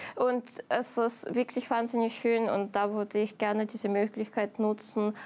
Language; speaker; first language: German; non-native, fluent; Ukrainian